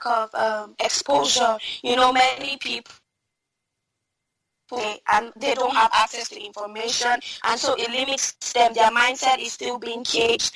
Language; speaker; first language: English; non-native, local second language; Hausa